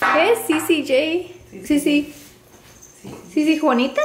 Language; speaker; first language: Spanish; early bilingual, heritage; Spanish